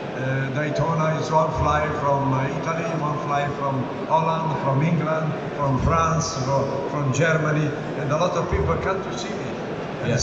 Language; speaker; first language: English; non-native, learner; Italian